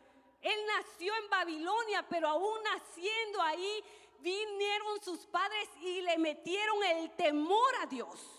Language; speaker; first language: Spanish; native; Spanish